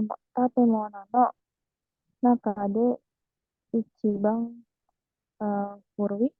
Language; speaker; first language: Japanese; non-native, learner; Indonesian